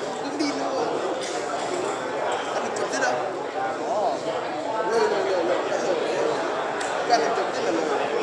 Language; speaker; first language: Vietnamese; native; Vietnamese